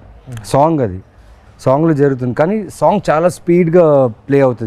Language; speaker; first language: Telugu; native; Telugu